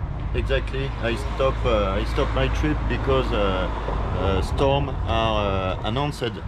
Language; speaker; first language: English; non-native, learner; French